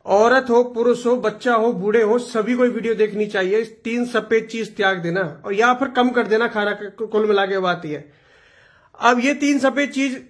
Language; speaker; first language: Hindi; non-native, local second language; Gujarati